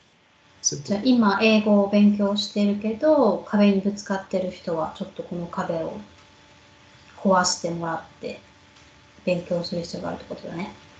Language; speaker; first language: Japanese; native; Japanese